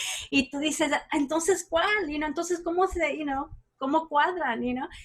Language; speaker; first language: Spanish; early bilingual, heritage; Spanish